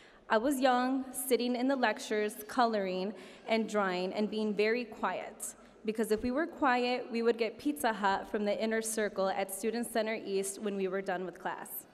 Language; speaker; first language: English; early bilingual, other home language; Spanish